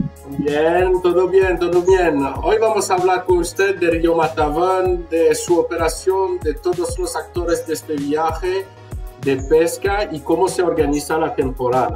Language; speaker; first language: Spanish; non-native, fluent; French